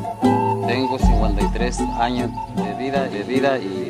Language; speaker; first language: Spanish; non-native, local second language; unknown